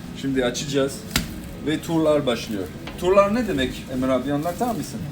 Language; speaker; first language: Turkish; non-native, learner; French